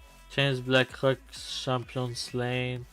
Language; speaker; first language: English; non-native, learner; French